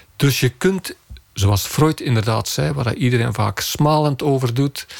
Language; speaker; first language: Dutch; native; Dutch